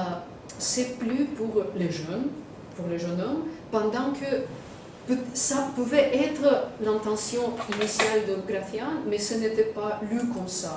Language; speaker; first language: French; non-native, fluent; Russian